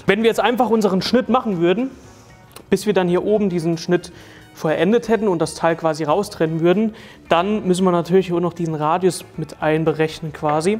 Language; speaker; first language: German; native; German